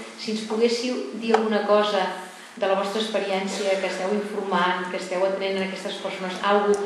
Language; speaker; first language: Catalan; native; Catalan